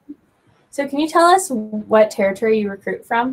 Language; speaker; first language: English; native; English